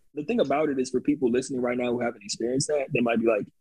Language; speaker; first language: English; native; English